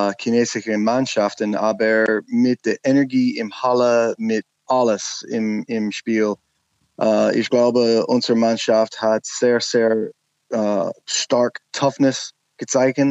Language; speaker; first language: German; non-native, learner; English